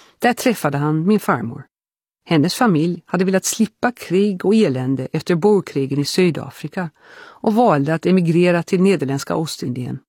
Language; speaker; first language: Swedish; early bilingual, heritage; Swedish